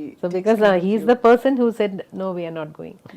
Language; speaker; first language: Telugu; non-native, local second language; Malayalam